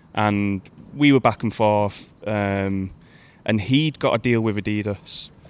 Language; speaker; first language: English; native; English